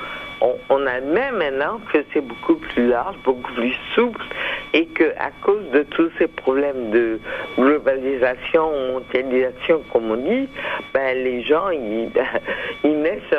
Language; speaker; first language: French; native; French